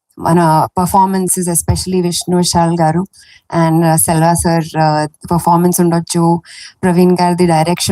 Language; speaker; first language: Telugu; non-native, fluent; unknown